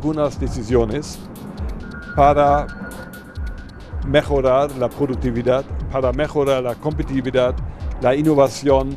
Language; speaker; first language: Spanish; non-native, fluent; German